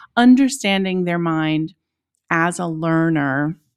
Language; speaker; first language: English; native; English